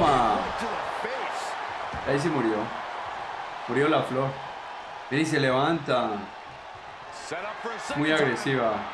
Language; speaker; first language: Spanish; native; Spanish